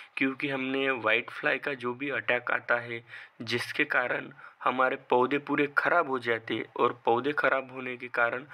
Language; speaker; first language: Hindi; non-native, local second language; Marathi